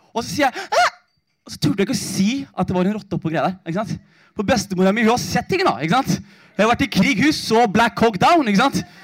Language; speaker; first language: Norwegian; early bilingual, other home language; Somali